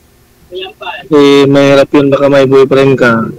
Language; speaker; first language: Filipino; non-native, local second language; Iloko